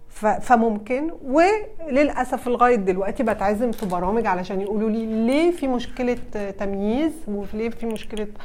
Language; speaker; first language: Arabic; early bilingual, heritage; Arabic